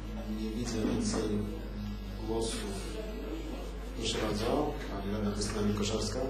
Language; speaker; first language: Polish; native; Polish